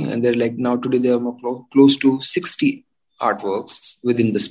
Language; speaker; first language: English; non-native, local second language; Gujarati